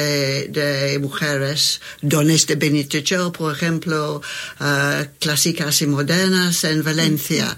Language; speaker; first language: Spanish; non-native, learner; English